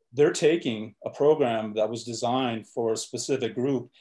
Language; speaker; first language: English; native; English